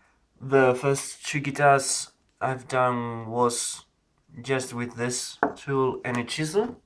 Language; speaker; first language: English; non-native, learner; Spanish